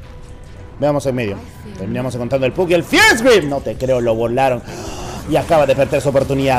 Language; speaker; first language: Spanish; native; Spanish